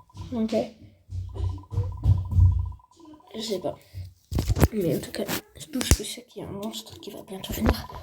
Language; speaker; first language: French; native; French